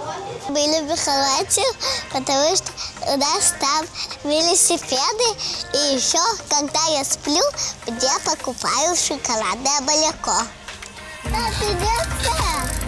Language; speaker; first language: Russian; early bilingual, other home language; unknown